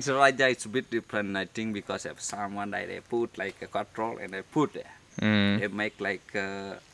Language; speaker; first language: English; non-native, learner; Indonesian